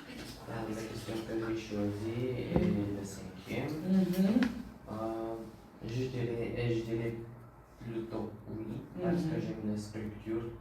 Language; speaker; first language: French; non-native, fluent; Bulgarian